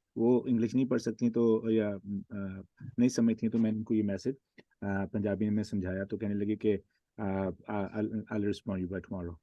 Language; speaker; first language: Urdu; non-native, local second language; Punjabi